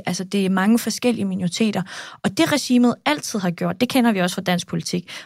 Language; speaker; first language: Danish; early bilingual, other home language; Kurdish